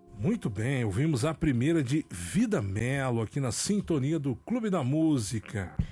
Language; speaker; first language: Portuguese; native; Portuguese